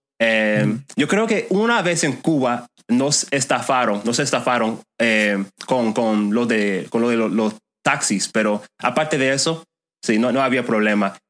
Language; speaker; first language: Spanish; non-native, fluent; English